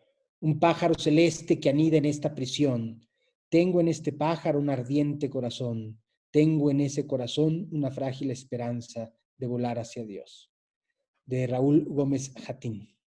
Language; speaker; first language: Spanish; native; Spanish